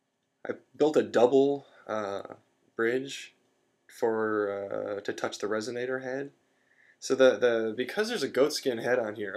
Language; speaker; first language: English; native; English